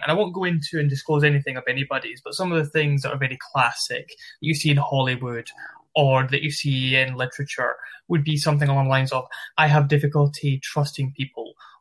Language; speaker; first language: English; native; English